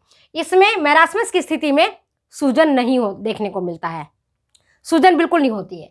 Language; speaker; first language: Hindi; native; Hindi